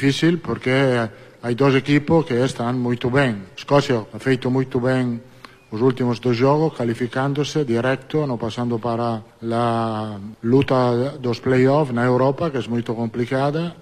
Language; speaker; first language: Portuguese; non-native, fluent; Italian